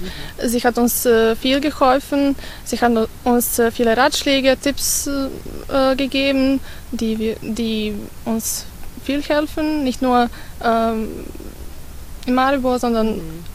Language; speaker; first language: German; non-native, fluent; Serbian